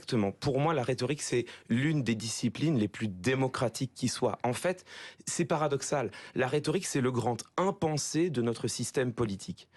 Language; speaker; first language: French; native; French